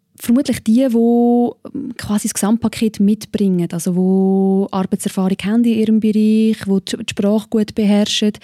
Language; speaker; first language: German; native; German